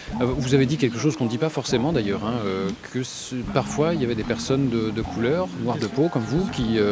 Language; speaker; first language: French; native; French